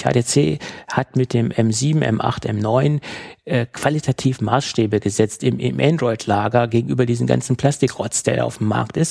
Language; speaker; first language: German; native; German